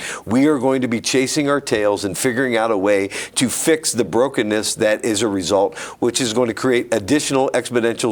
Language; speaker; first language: English; native; English